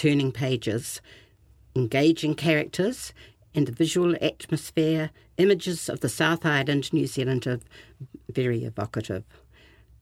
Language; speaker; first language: English; native; English